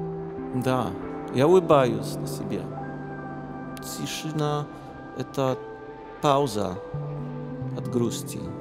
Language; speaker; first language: Russian; non-native, learner; Polish